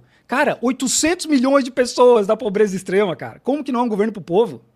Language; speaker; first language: Portuguese; native; Portuguese